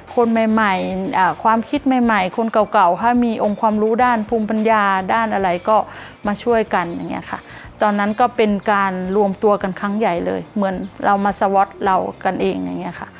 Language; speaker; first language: Thai; native; Thai